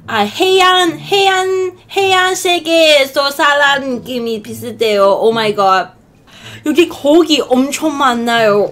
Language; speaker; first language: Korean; non-native, learner; Cantonese